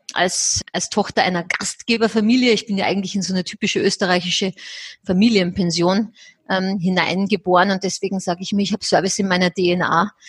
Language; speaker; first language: German; native; German